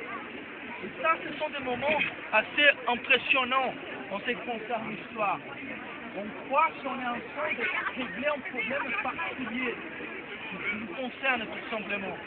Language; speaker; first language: French; non-native, fluent; Portuguese